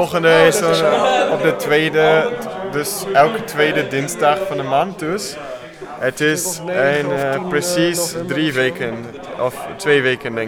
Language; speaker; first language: Dutch; non-native, learner; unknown